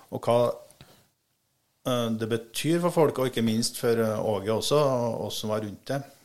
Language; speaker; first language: Norwegian; native; Norwegian